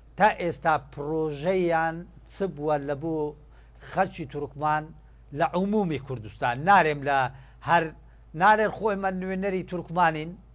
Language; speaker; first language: Central Kurdish; non-native, local second language; Turkish